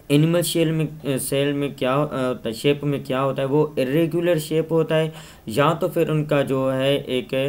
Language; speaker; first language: Urdu; non-native, local second language; Sindhi